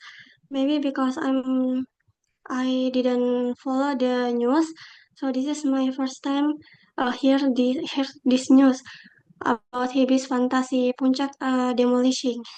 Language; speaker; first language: English; non-native, local second language; Indonesian